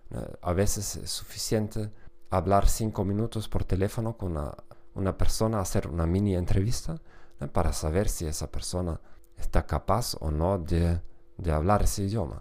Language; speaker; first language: Spanish; non-native, fluent; German